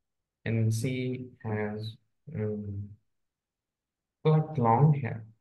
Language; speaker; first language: English; non-native, learner; Vietnamese